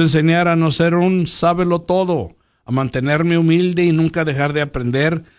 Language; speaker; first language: Spanish; early bilingual, heritage; Spanish